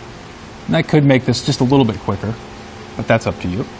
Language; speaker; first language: English; native; English